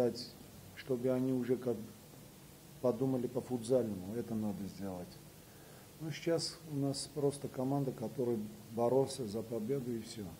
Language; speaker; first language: Russian; non-native, fluent; Armenian